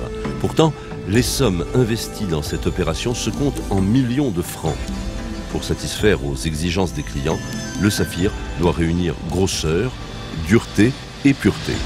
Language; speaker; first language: French; native; French